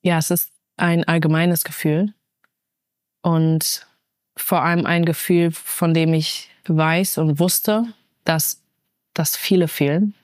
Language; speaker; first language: German; native; German